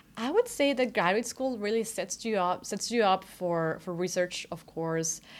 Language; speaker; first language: English; non-native, fluent; Spanish